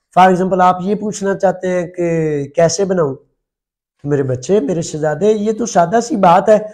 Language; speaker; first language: Urdu; non-native, local second language; Punjabi